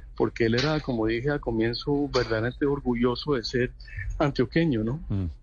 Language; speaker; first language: Spanish; native; Spanish